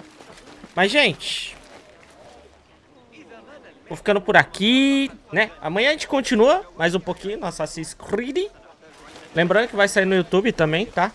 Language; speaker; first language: Portuguese; native; Portuguese